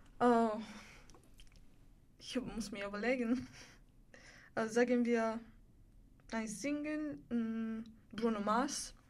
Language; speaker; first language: German; non-native, learner; Bulgarian